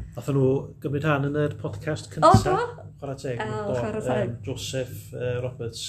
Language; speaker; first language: Welsh; native; Welsh